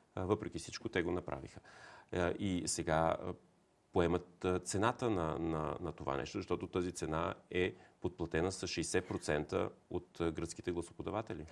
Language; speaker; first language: Bulgarian; native; Bulgarian